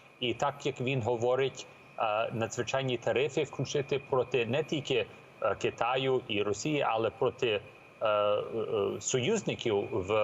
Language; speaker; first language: Ukrainian; early bilingual, heritage; Ukrainian